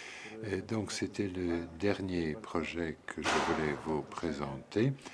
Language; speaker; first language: French; non-native, fluent; Polish